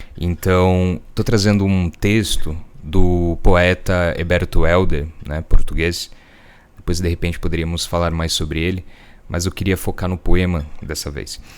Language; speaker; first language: Portuguese; native; Portuguese